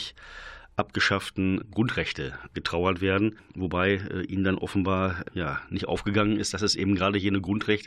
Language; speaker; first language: German; native; German